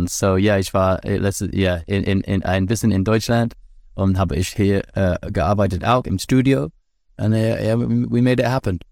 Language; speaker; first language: German; non-native, learner; English